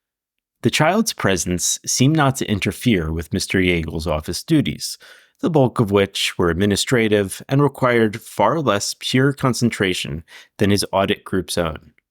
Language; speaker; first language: English; native; English